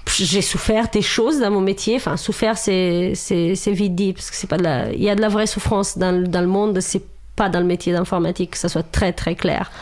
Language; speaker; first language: French; non-native, fluent; Romanian